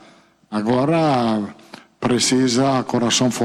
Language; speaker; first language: Portuguese; non-native, fluent; Italian